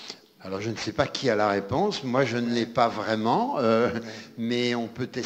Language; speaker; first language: French; native; French